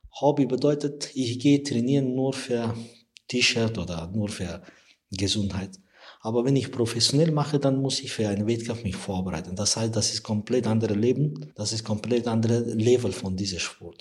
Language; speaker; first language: German; non-native, learner; Persian